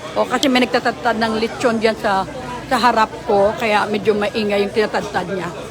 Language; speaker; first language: Filipino; non-native, local second language; Hiligaynon